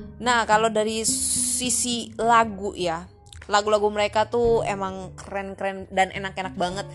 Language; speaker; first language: Indonesian; native; Indonesian